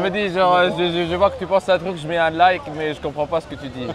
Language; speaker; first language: French; native; French